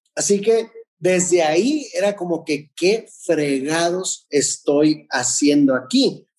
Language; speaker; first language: Spanish; native; Spanish